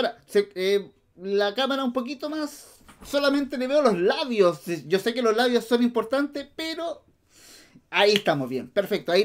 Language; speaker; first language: Spanish; native; Spanish